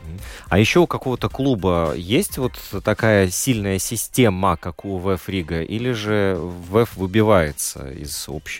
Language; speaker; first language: Russian; native; Russian